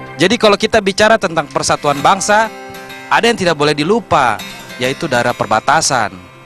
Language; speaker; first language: Indonesian; native; Indonesian